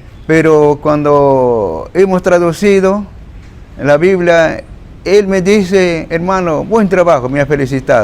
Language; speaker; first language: Spanish; non-native, local second language; Shipibo-Conibo